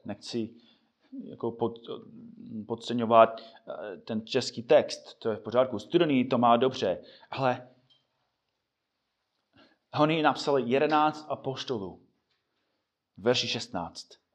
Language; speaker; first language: Czech; non-native, fluent; English